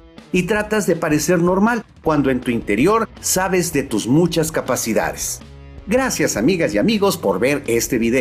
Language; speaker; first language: Spanish; native; Spanish